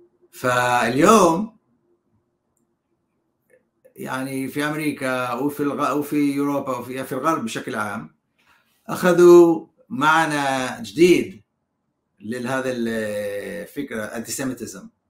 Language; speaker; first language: Arabic; non-native, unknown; Hebrew